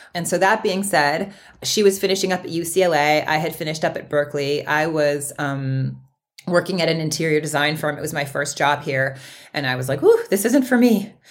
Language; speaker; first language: English; native; English